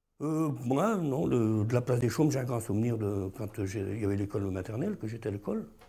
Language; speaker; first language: French; early bilingual, other home language; Spanish